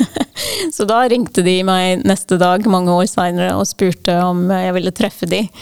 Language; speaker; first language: Norwegian; non-native, fluent; English